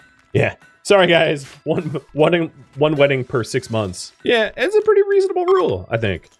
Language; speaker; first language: English; native; English